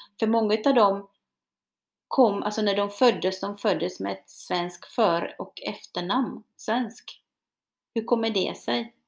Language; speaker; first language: Swedish; early bilingual, other home language; Spanish